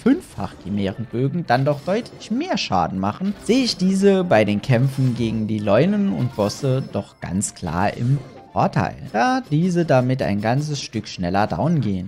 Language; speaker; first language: German; native; German